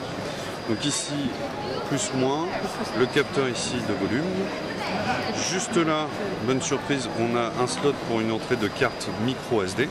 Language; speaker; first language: French; native; French